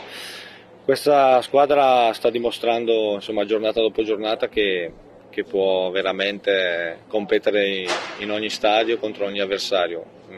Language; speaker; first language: Italian; native; Italian